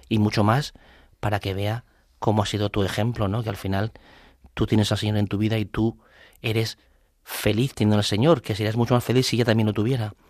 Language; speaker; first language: Spanish; native; Spanish